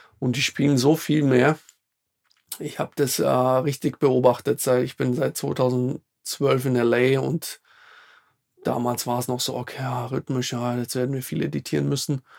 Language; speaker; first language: German; non-native, fluent; Slovak